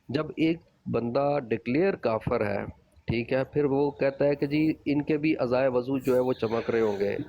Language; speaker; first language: Urdu; non-native, local second language; Punjabi